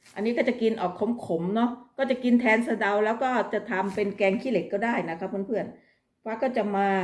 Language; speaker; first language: Thai; native; Thai